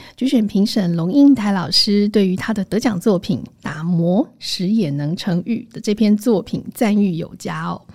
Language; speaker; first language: Chinese; native; Chinese